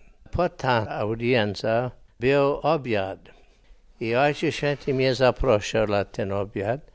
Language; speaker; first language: Polish; early bilingual, heritage; English